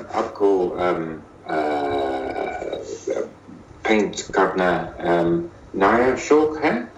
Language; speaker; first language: Hindi; non-native, learner; English